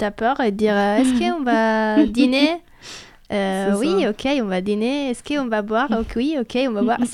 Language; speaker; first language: French; non-native, fluent; Italian